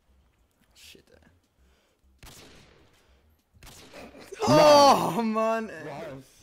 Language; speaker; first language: German; native; German